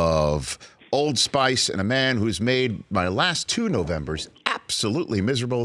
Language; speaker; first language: English; native; English